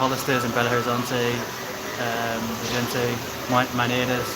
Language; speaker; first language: Portuguese; non-native, learner; English